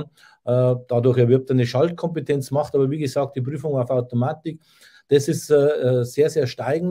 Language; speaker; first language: German; native; German